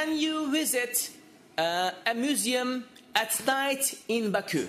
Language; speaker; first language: English; non-native, fluent; Turkish